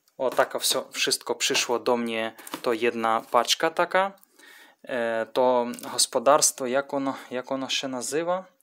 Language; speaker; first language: Polish; non-native, learner; Russian